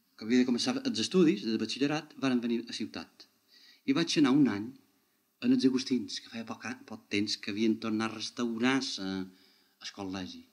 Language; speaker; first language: Catalan; native; Catalan